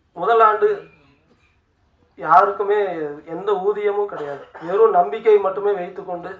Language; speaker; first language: Tamil; native; Tamil